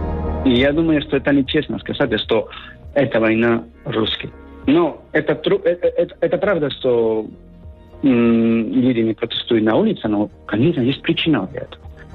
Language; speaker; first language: Russian; non-native, fluent; Spanish